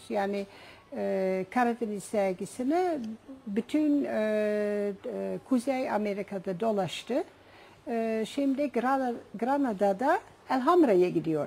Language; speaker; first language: Turkish; non-native, fluent; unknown